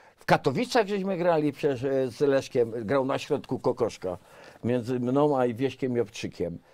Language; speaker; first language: Polish; native; Polish